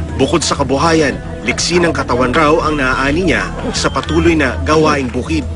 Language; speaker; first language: Filipino; native; Filipino